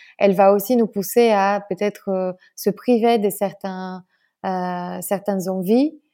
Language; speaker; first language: French; non-native, fluent; Polish